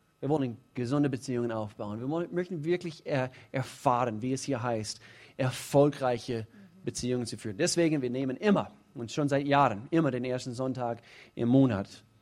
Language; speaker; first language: German; non-native, fluent; English